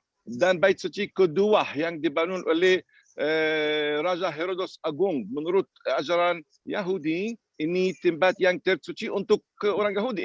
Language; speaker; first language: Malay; non-native, fluent; Arabic